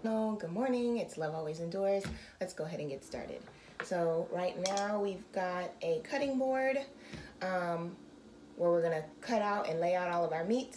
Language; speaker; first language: English; native; English